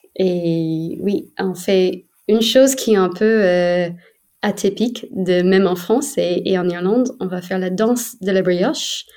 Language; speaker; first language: French; non-native, fluent; English